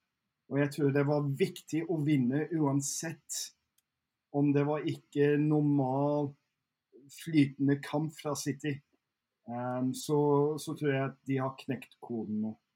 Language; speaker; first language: Norwegian; non-native, fluent; English